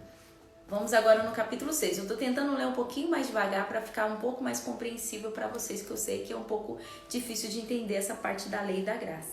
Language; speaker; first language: Portuguese; native; Portuguese